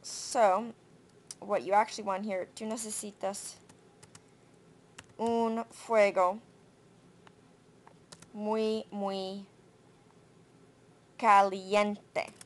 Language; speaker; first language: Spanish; non-native, learner; English